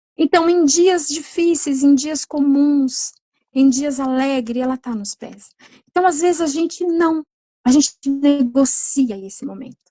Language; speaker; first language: Portuguese; native; Portuguese